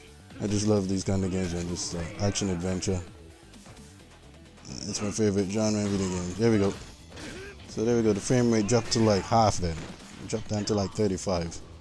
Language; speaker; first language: English; native; English